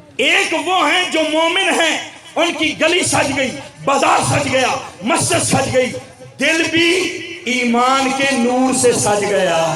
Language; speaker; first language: Urdu; non-native, local second language; Pashto